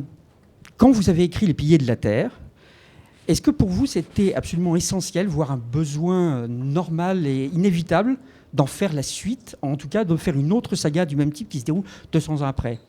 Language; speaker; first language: French; native; French